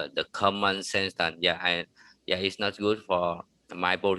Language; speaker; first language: English; non-native, learner; Vietnamese